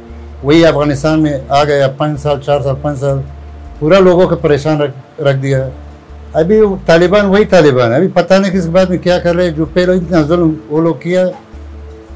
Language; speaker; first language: Hindi; non-native, fluent; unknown